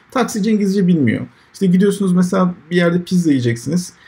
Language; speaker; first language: Turkish; native; Turkish